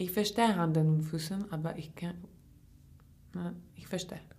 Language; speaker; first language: German; non-native, learner; English